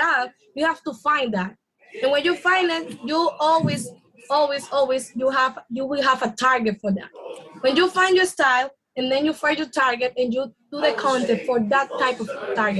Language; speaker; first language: English; non-native, fluent; Spanish